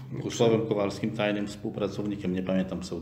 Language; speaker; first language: Polish; native; Polish